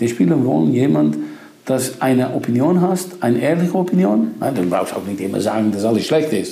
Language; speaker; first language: German; non-native, fluent; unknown